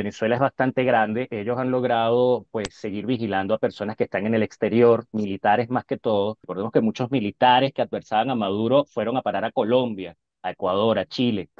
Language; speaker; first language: Spanish; native; Spanish